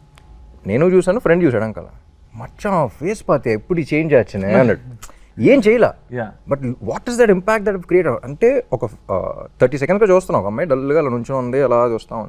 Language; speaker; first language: Telugu; native; Telugu